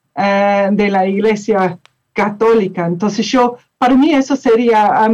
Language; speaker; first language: Spanish; non-native, fluent; English